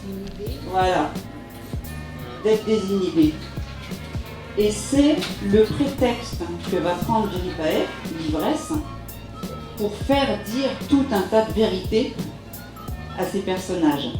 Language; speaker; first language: French; native; French